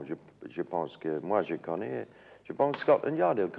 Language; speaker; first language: French; non-native, learner; English